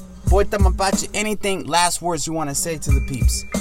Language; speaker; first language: English; early bilingual, other home language; Spanish